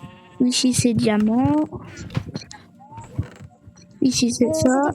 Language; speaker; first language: French; native; French